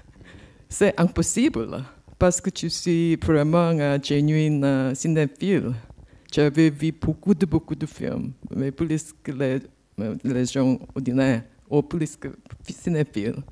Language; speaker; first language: French; non-native, learner; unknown